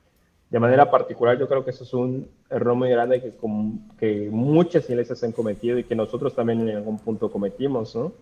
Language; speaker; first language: Spanish; native; Spanish